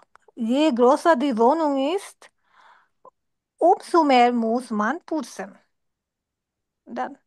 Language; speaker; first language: German; non-native, learner; Bangla